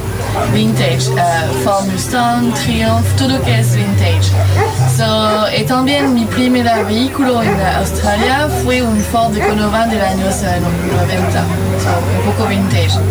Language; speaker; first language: Spanish; non-native, learner; French